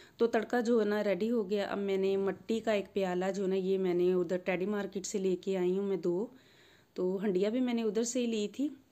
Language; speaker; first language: Urdu; non-native, local second language; Punjabi